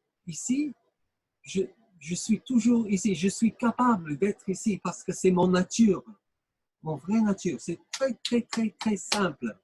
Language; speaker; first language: French; non-native, fluent; English